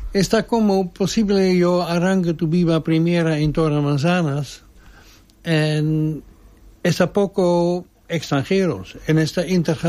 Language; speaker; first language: Spanish; non-native, learner; Dutch